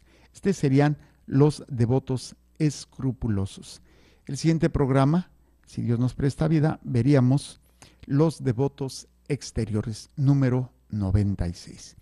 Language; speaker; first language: Spanish; native; Spanish